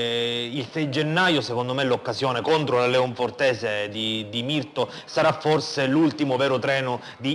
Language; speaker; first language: Italian; native; Italian